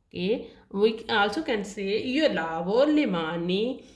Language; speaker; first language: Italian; non-native, learner; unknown